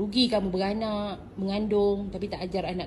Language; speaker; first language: Malay; native; Malay